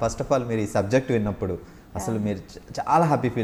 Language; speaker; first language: Telugu; native; Telugu